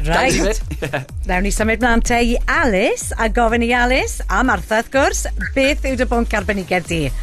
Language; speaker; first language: Welsh; native; Welsh